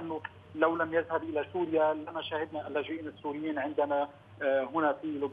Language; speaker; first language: Arabic; native; Arabic